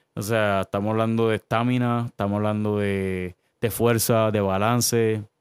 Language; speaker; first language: Spanish; native; Spanish